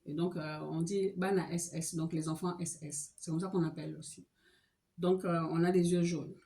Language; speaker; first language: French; non-native, local second language; Lingala